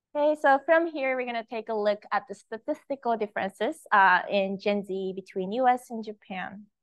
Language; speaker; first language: English; early bilingual, other home language; Japanese